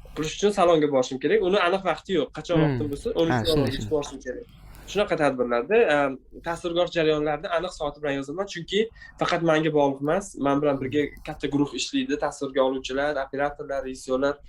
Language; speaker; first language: Uzbek; non-native, local second language; Tajik